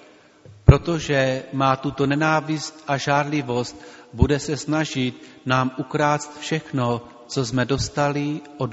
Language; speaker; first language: Czech; native; Czech